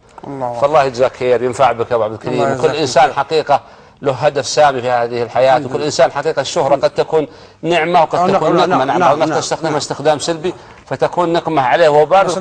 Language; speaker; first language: Arabic; native; Arabic